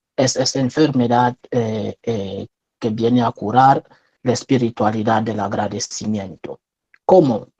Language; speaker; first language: Spanish; non-native, fluent; French